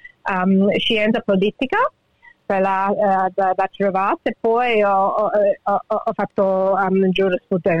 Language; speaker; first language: Italian; early bilingual, heritage; English